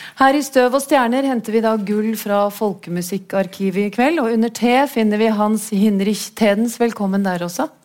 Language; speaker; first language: Norwegian; native; Norwegian